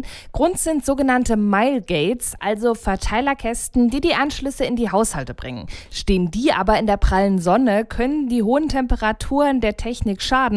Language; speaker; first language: German; native; German